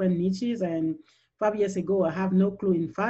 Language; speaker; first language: English; non-native, local second language; French